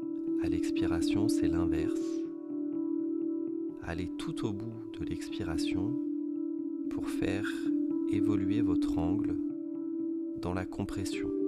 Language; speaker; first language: French; native; French